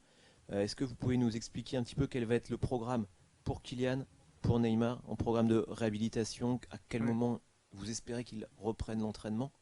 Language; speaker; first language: French; native; French